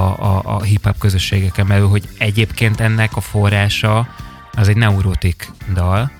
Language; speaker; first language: Hungarian; native; Hungarian